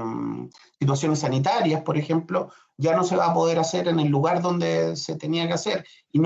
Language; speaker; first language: Spanish; native; Spanish